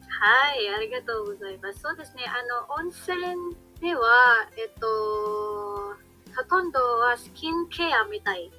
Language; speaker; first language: Japanese; non-native, learner; Filipino